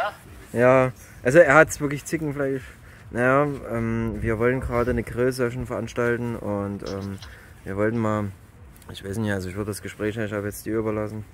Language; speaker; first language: German; native; German